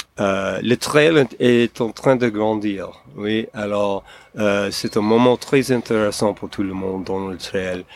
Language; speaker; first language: French; non-native, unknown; English